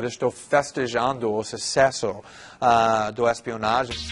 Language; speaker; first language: Portuguese; non-native, fluent; English